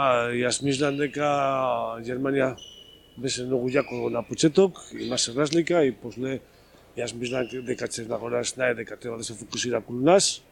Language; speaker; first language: Macedonian; non-native, learner; Spanish